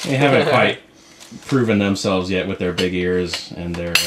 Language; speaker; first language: English; native; English